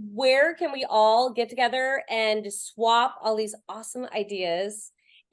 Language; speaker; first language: English; native; English